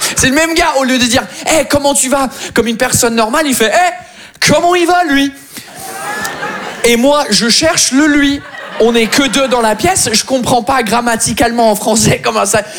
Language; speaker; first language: French; non-native, fluent; English